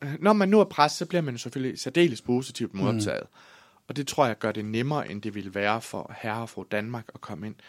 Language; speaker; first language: Danish; native; Danish